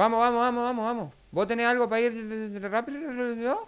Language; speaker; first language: Spanish; native; Spanish